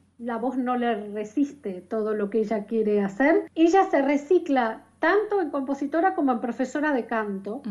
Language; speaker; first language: Spanish; native; Spanish